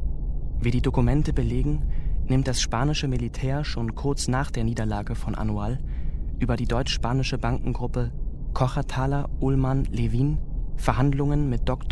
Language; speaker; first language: German; native; German